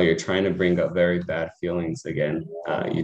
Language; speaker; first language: English; native; English